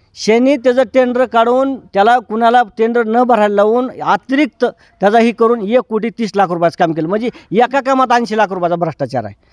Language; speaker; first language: Marathi; native; Marathi